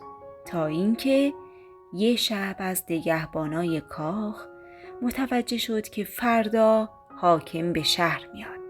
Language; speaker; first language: Persian; native; Persian